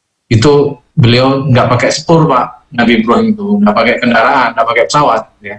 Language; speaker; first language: Indonesian; native; Indonesian